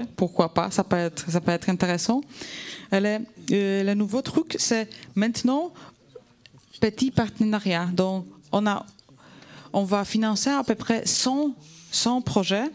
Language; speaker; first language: French; non-native, fluent; Polish